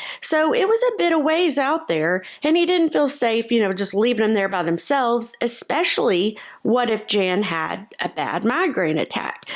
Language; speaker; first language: English; native; English